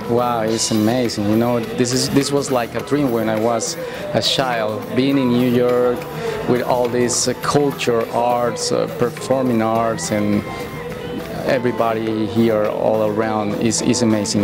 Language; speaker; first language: English; non-native, fluent; Spanish